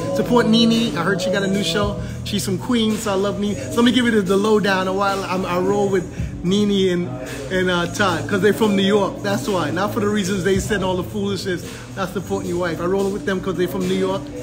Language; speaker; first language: English; native; English